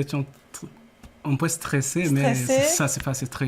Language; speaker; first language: French; non-native, learner; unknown